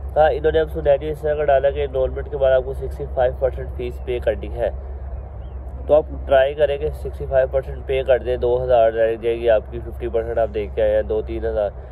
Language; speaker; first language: Urdu; non-native, local second language; Punjabi